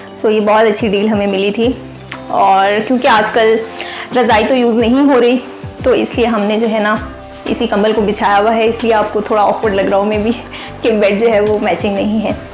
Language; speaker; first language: Urdu; native; Urdu